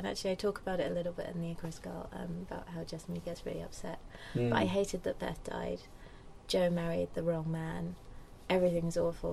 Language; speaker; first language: English; native; English